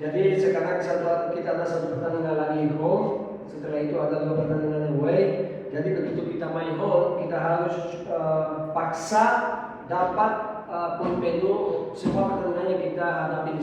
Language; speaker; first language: Indonesian; non-native, fluent; Portuguese